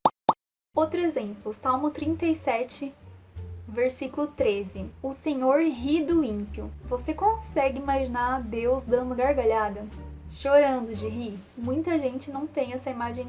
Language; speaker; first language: Portuguese; native; Portuguese